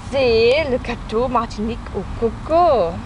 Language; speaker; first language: French; non-native, learner; German